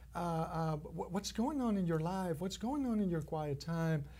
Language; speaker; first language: English; non-native, fluent; Spanish